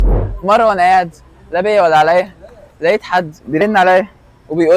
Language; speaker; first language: Arabic; native; Arabic